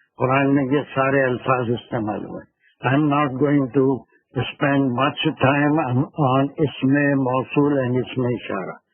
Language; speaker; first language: Urdu; native; Urdu